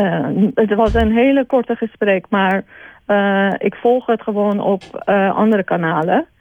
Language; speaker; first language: Dutch; non-native, fluent; Persian